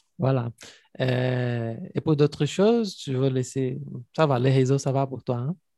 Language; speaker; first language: French; non-native, fluent; Portuguese